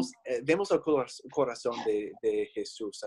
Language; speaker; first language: Spanish; non-native, fluent; English